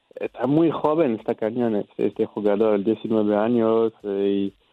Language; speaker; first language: Spanish; non-native, fluent; French